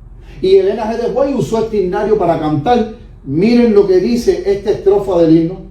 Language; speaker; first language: Spanish; native; Spanish